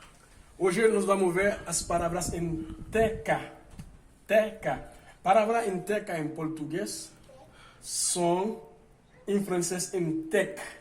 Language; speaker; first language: Portuguese; non-native, fluent; Haitian Creole